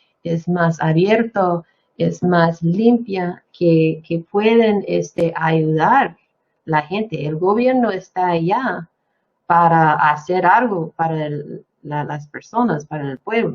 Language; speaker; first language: Spanish; non-native, fluent; English